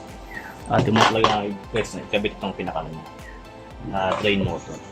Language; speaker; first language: Filipino; native; Filipino